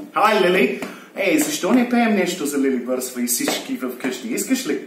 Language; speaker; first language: Bulgarian; non-native, learner; English